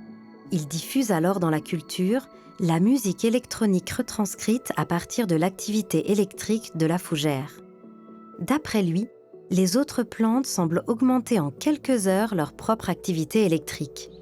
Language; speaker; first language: French; native; French